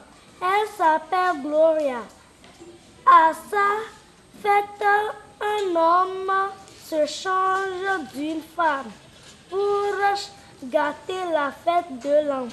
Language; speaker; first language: French; non-native, learner; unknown